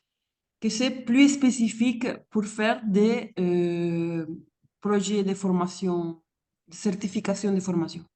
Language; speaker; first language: French; non-native, fluent; Spanish